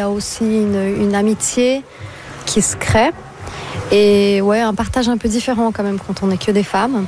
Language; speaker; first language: French; non-native, fluent; Portuguese